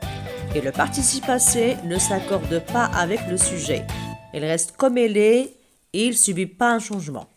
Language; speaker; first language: French; non-native, local second language; Arabic